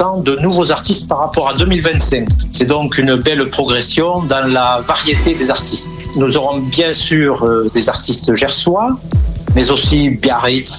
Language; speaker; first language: French; native; French